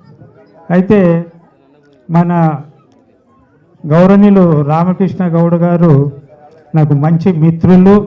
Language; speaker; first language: Telugu; native; Telugu